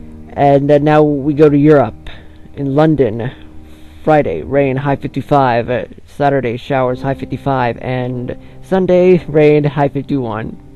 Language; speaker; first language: English; early bilingual, other home language; Spanish